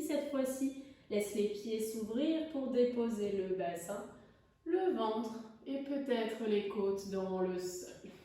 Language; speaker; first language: French; native; French